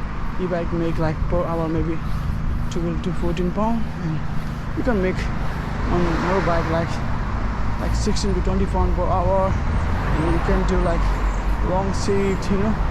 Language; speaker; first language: English; non-native, learner; Nepali